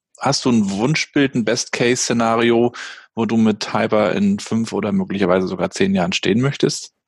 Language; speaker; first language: German; native; German